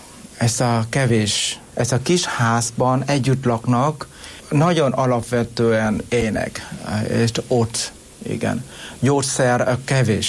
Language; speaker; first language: Hungarian; non-native, learner; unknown